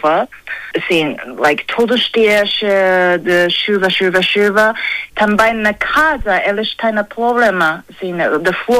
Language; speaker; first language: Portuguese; non-native, learner; Japanese